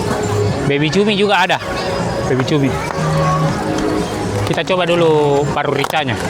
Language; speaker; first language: Indonesian; native; Indonesian